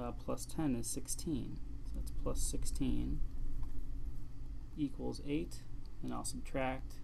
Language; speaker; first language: English; native; English